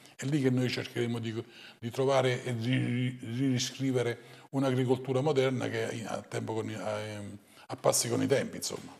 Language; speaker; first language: Italian; native; Italian